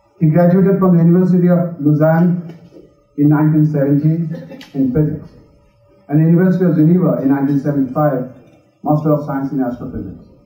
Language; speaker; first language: English; non-native, local second language; Bangla